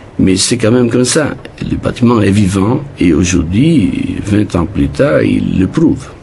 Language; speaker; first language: French; non-native, fluent; Italian